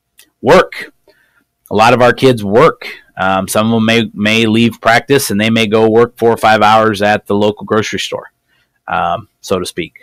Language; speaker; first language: English; native; English